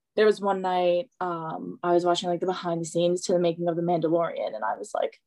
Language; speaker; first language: English; native; English